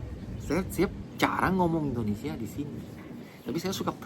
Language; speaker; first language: Indonesian; non-native, fluent; Chinese